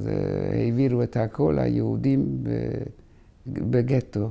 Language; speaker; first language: Hebrew; non-native, fluent; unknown